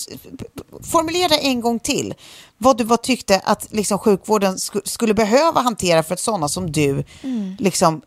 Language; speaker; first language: Swedish; native; Swedish